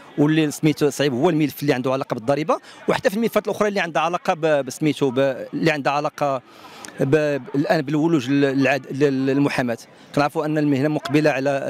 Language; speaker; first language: Arabic; native; Arabic